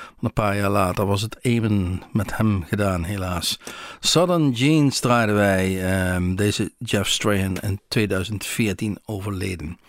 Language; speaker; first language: Dutch; native; Dutch